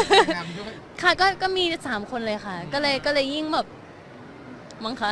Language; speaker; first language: Thai; native; Thai